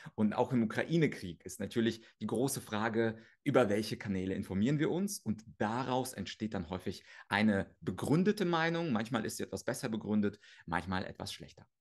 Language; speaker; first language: German; early bilingual, other home language; Russian